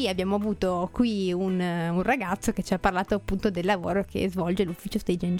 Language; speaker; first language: Italian; native; Italian